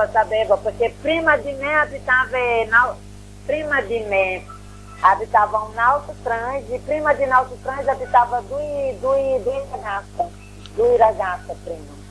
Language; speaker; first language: Italian; non-native, learner; Portuguese